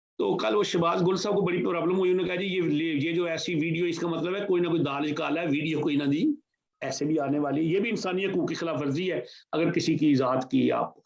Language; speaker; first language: Urdu; non-native, local second language; Punjabi